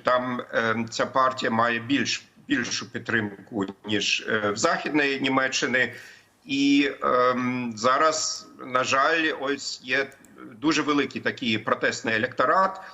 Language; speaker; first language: Ukrainian; non-native, fluent; German